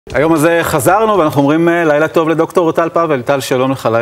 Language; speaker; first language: Hebrew; native; Hebrew